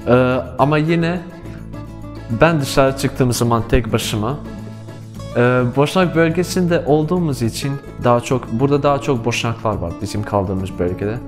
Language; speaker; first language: Turkish; non-native, fluent; Bosnian